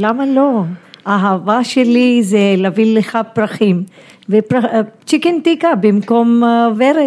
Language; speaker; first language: Hebrew; non-native, fluent; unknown